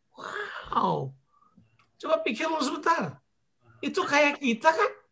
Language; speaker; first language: Indonesian; native; Indonesian